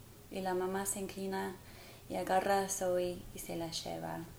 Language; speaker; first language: Spanish; non-native, fluent; English